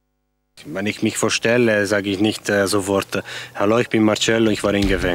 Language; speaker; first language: German; non-native, fluent; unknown